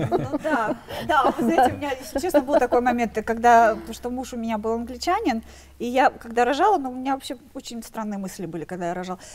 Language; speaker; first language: Russian; native; Russian